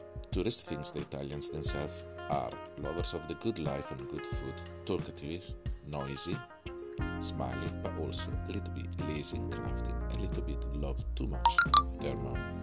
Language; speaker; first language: English; non-native, fluent; Italian